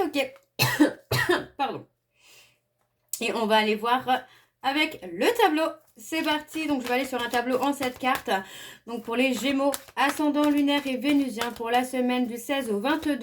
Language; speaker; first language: French; native; French